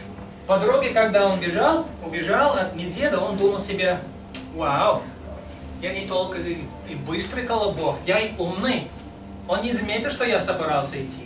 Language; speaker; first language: Russian; non-native, fluent; English